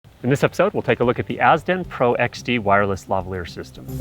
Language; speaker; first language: English; native; English